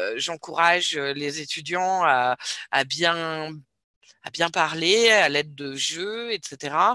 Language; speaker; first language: French; native; French